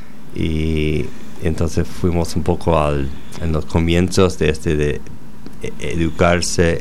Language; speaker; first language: Spanish; non-native, fluent; English